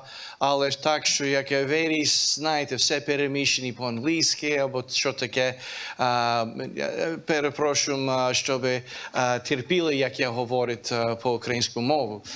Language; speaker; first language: Ukrainian; early bilingual, heritage; Ukrainian